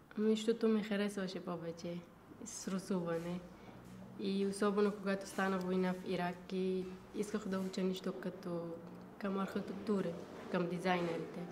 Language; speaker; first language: Bulgarian; non-native, learner; Kurdish